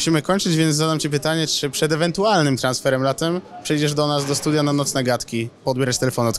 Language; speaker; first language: Polish; native; Polish